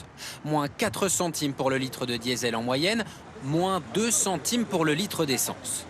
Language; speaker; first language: French; native; French